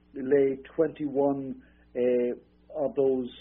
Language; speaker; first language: English; native; English